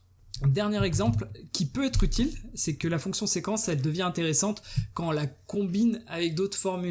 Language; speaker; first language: French; native; French